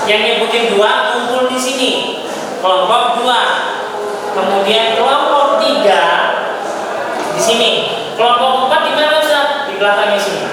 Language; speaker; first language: Indonesian; native; Indonesian